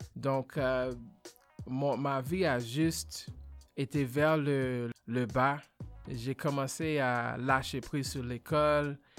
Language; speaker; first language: French; non-native, fluent; English